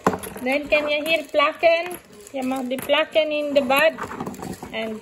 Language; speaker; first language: Dutch; non-native, learner; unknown